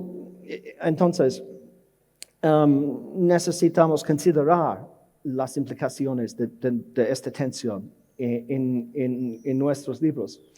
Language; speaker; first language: Spanish; non-native, learner; English